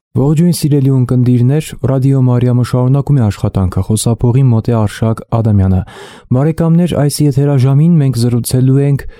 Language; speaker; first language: Armenian; native; Armenian